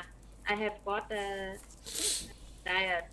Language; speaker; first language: English; non-native, learner; Vietnamese